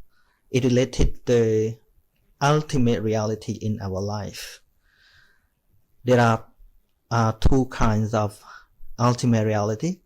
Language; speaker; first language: English; non-native, fluent; Khmer